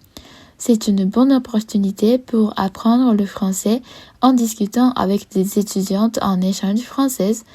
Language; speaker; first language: French; non-native, learner; Japanese